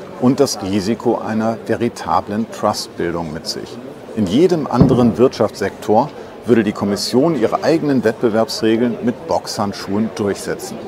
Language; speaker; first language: German; native; German